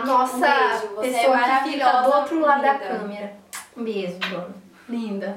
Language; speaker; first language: Portuguese; native; Portuguese